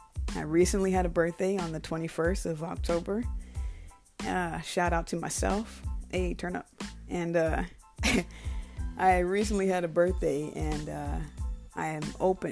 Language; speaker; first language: English; native; English